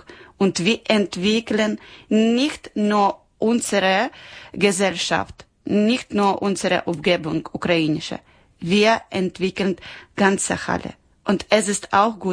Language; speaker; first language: German; non-native, learner; Ukrainian